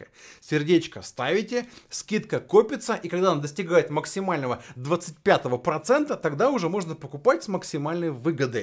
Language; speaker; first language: Russian; native; Russian